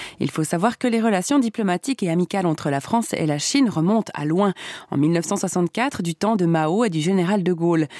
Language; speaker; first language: French; native; French